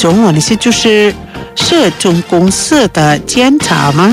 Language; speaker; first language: Chinese; non-native, local second language; Indonesian